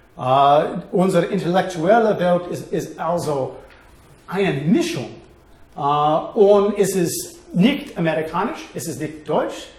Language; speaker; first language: German; non-native, fluent; English